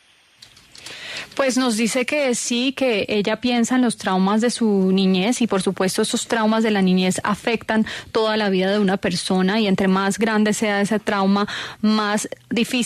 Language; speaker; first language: Spanish; native; Spanish